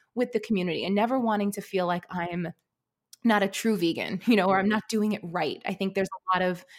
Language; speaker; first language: English; native; English